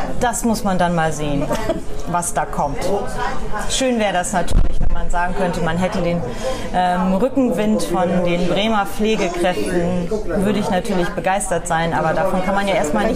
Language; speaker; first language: German; native; German